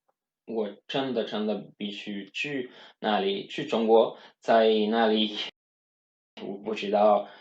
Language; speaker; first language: Chinese; non-native, learner; Swedish